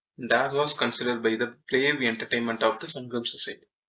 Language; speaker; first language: English; non-native, local second language; Tamil